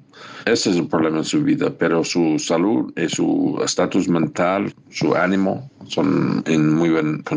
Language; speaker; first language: Spanish; non-native, fluent; English